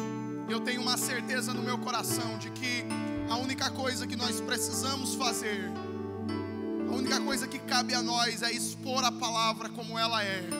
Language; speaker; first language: Portuguese; native; Portuguese